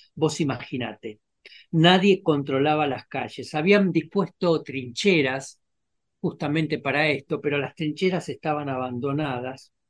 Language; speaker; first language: Spanish; native; Spanish